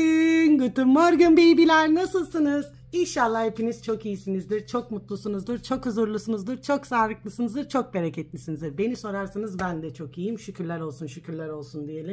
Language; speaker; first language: Turkish; early bilingual, heritage; Turkish